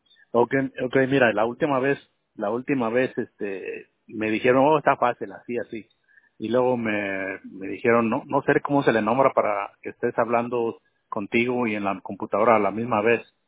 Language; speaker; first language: Spanish; native; Spanish